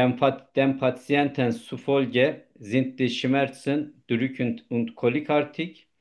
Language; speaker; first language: German; non-native, learner; Turkish